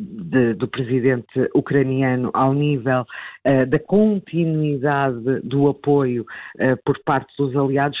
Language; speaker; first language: Portuguese; native; Portuguese